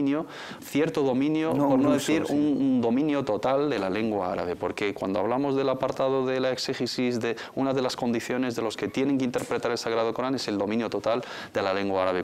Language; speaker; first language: Spanish; native; Spanish